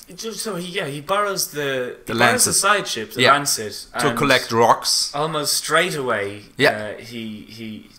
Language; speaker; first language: English; native; English